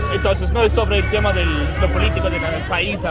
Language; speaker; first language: Spanish; non-native, learner; Danish